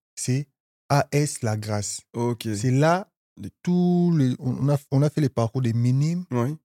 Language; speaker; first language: French; non-native, local second language; Lingala